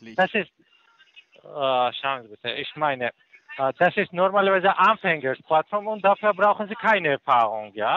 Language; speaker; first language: German; non-native, fluent; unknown